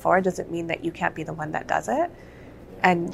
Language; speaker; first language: English; native; English